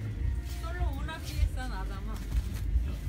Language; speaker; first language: Spanish; native; Spanish